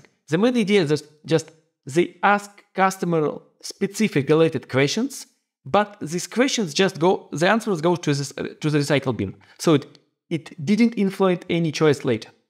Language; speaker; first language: English; non-native, fluent; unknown